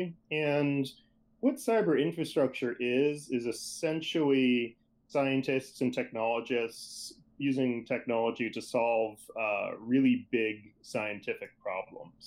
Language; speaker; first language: English; native; English